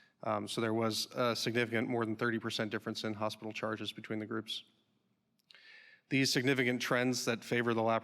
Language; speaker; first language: English; native; English